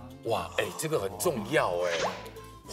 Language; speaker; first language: Chinese; native; Chinese